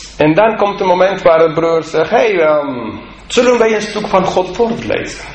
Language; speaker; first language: Dutch; non-native, fluent; English